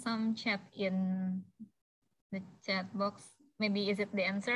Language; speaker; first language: English; non-native, fluent; Indonesian